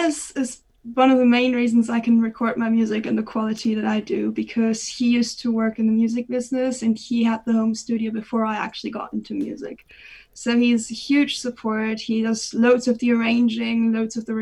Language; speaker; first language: English; non-native, fluent; German